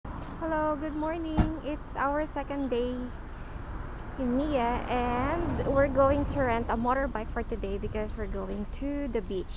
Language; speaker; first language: English; non-native, local second language; Filipino